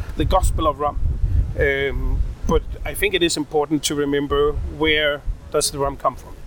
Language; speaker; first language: English; non-native, fluent; Danish